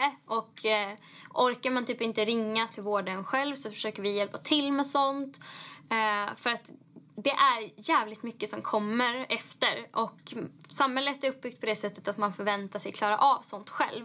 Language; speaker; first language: Swedish; native; Swedish